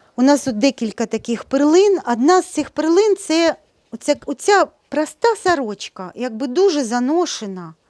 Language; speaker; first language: Ukrainian; non-native, local second language; Russian